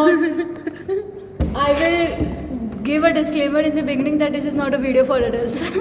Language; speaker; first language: English; non-native, local second language; Hindi